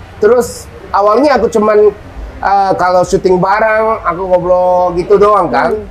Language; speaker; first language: Indonesian; non-native, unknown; Japanese